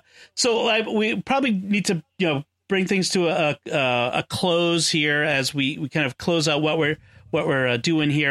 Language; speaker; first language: English; native; English